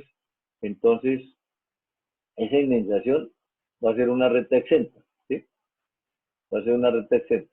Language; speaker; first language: Spanish; native; Spanish